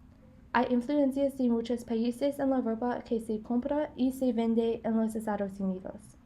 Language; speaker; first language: Spanish; non-native, learner; English